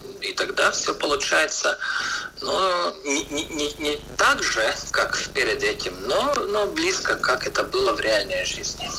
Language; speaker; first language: Russian; non-native, local second language; Latvian